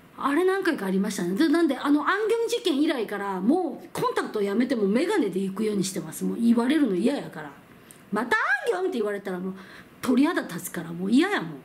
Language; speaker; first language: Japanese; non-native, fluent; Korean